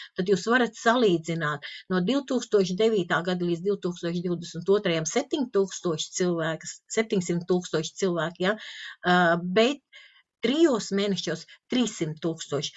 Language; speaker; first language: Latvian; non-native, local second language; Russian